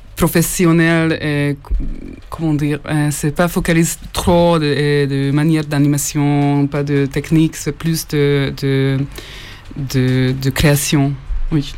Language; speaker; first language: French; non-native, learner; Hungarian